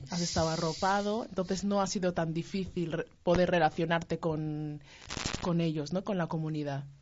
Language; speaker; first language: Spanish; native; Spanish